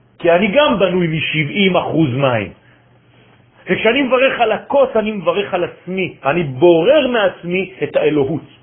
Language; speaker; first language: Hebrew; non-native, fluent; French